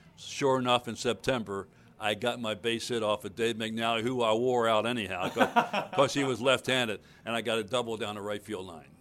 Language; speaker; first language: English; native; English